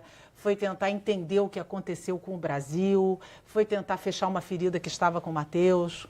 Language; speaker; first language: Portuguese; native; Portuguese